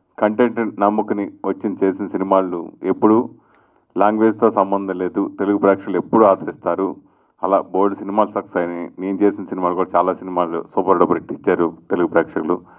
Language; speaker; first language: Telugu; native; Telugu